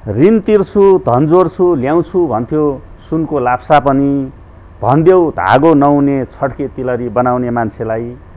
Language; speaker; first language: Nepali; native; Nepali